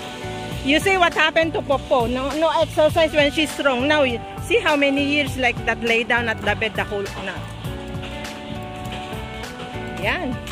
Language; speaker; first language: English; non-native, learner; Filipino